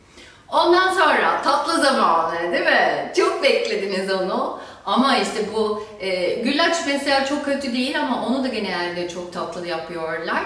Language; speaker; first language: Turkish; non-native, fluent; German